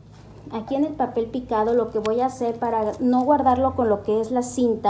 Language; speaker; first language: Spanish; native; Spanish